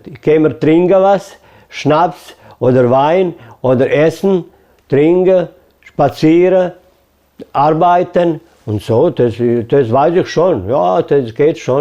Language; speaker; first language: German; early bilingual, heritage; German